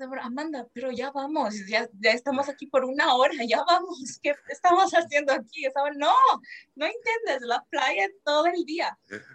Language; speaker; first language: Spanish; non-native, fluent; Portuguese